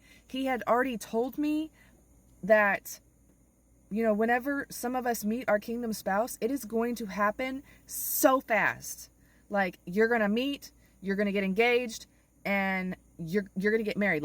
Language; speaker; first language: English; native; English